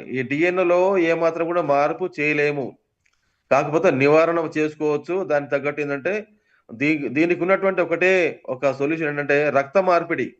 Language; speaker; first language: Telugu; native; Telugu